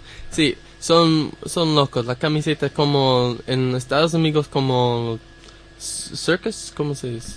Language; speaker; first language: Spanish; non-native, learner; English